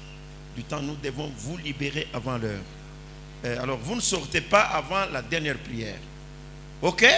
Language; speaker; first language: French; non-native, local second language; Lingala